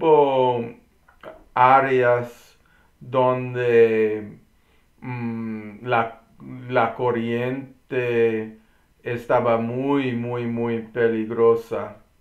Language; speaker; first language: Spanish; non-native, learner; English